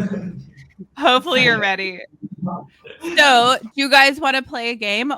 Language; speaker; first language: English; native; English